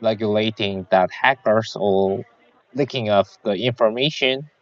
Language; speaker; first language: English; non-native, learner; Korean